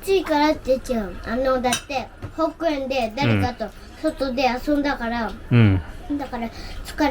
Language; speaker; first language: Japanese; native; Japanese